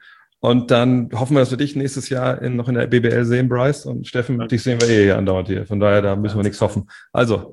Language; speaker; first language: German; native; German